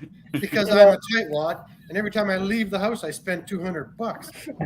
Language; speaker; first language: English; native; English